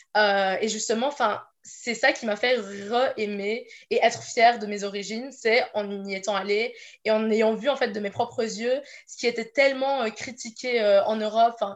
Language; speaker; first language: French; native; French